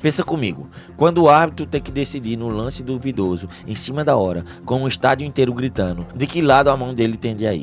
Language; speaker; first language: Portuguese; native; Portuguese